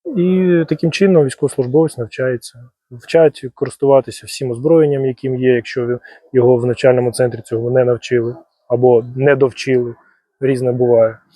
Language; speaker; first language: Ukrainian; non-native, local second language; Russian